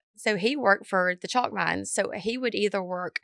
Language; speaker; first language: English; native; English